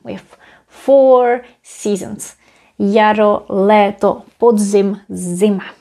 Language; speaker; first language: English; non-native, fluent; Czech